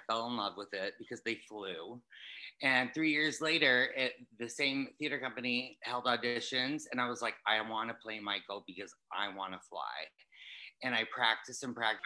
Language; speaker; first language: English; native; English